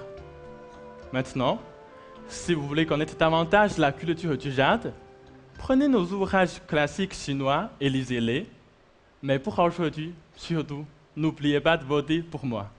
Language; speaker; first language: French; non-native, fluent; Chinese